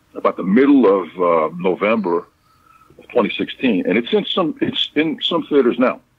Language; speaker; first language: English; native; English